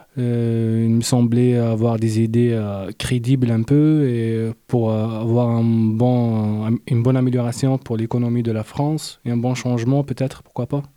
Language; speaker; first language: French; non-native, local second language; Arabic